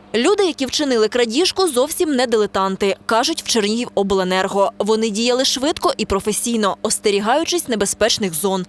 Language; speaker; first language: Ukrainian; native; Ukrainian